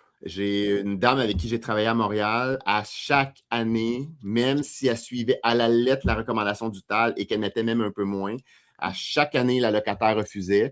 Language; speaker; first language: French; native; French